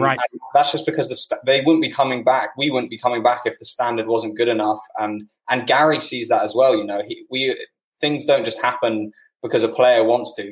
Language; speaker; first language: English; native; English